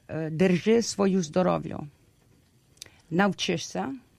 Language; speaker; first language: Ukrainian; early bilingual, heritage; Ukrainian